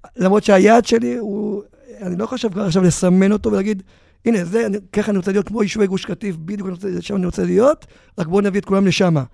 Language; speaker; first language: Hebrew; native; Hebrew